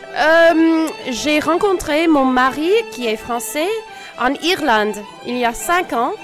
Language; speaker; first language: French; non-native, fluent; English